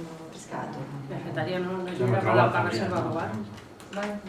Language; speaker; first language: Basque; non-native, learner; Spanish